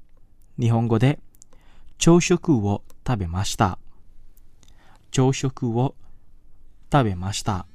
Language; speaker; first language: Japanese; non-native, fluent; Indonesian